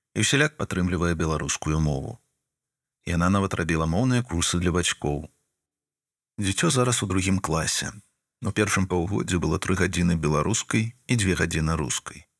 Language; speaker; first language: Belarusian; non-native, local second language; Russian